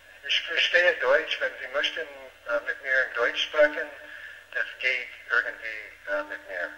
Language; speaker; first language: German; non-native, learner; English